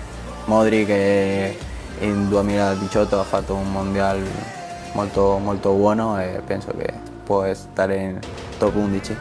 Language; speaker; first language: Italian; non-native, fluent; Spanish